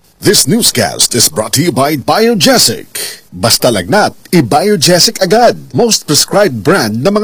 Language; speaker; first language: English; non-native, local second language; Hiligaynon